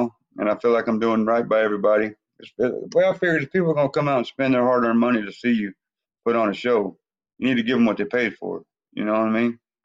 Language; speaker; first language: English; native; English